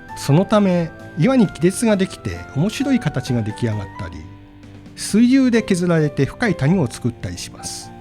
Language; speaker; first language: Japanese; native; Japanese